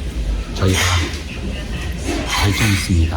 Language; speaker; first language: Korean; native; Korean